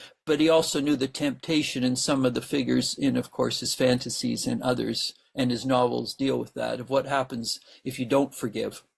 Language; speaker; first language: English; native; English